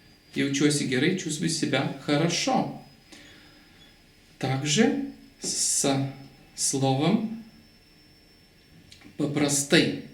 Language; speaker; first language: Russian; non-native, local second language; Lithuanian